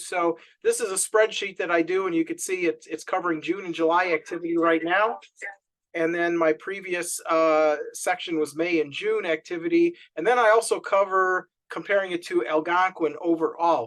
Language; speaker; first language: English; native; English